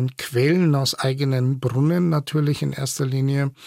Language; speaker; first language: German; native; German